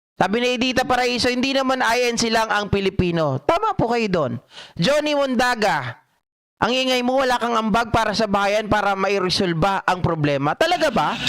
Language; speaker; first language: Filipino; non-native, local second language; Iloko